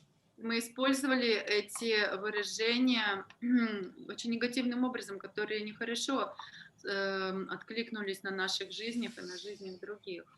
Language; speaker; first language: Russian; native; Russian